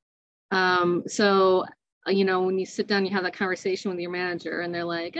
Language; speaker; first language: English; native; English